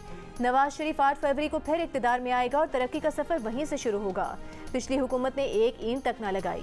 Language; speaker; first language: Urdu; native; Urdu